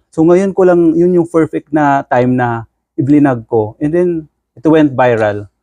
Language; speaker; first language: Filipino; non-native, local second language; Bikol